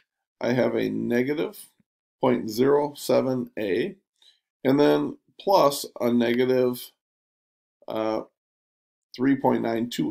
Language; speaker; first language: English; native; English